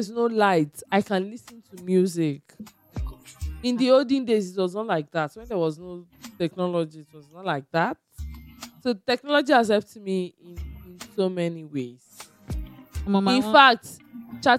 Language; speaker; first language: English; non-native, local second language; Yoruba